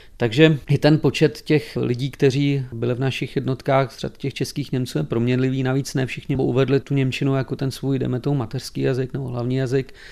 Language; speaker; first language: Czech; native; Czech